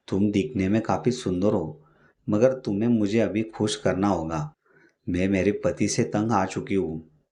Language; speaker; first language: Hindi; non-native, local second language; Marathi